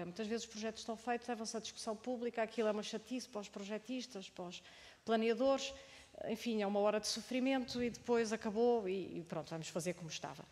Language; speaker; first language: Portuguese; native; Portuguese